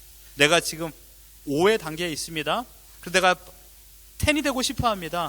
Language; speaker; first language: Korean; native; Korean